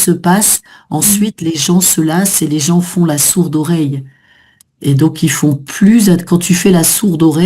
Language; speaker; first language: French; native; French